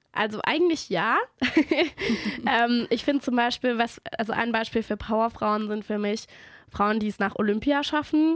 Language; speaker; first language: German; native; German